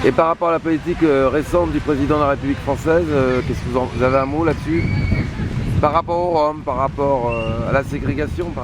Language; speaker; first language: French; native; French